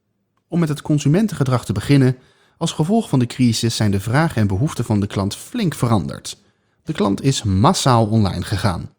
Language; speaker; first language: Dutch; native; Dutch